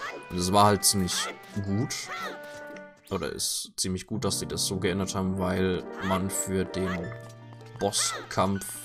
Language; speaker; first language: German; native; German